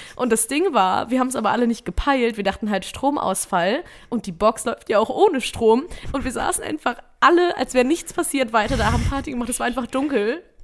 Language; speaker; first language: German; early bilingual, other home language; Vietnamese